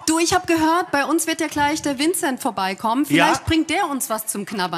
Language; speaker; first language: German; native; German